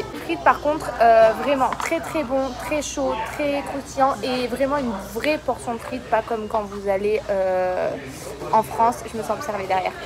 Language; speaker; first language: French; native; French